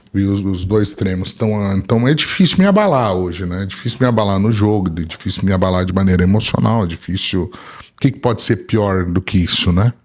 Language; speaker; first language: Portuguese; early bilingual, other home language; Arabic